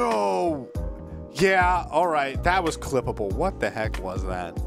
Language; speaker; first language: English; native; English